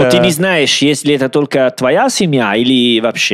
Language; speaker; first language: Russian; non-native, learner; Italian